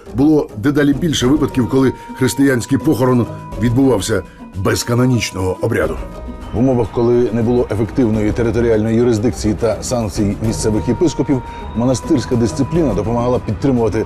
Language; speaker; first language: Ukrainian; native; Ukrainian